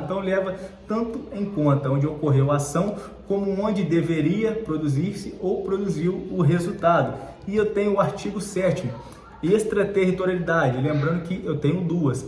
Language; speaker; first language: Portuguese; native; Portuguese